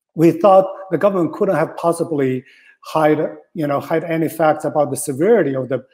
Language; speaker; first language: English; non-native, fluent; Chinese